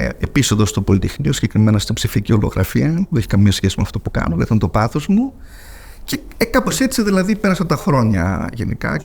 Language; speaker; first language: Greek; early bilingual, heritage; Greek